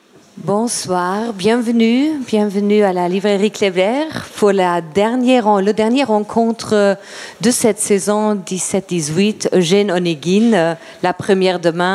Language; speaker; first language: French; non-native, fluent; German